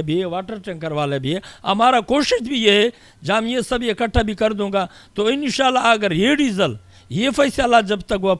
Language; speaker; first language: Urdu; non-native, local second language; Pashto